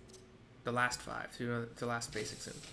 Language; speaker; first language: English; native; English